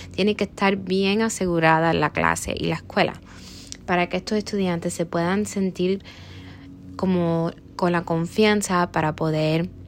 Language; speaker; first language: Spanish; early bilingual, heritage; Spanish